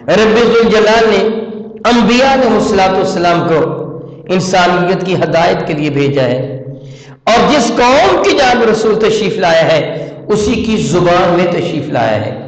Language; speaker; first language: Urdu; non-native, local second language; Punjabi